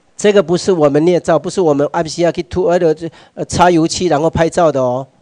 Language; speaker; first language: Chinese; native; Chinese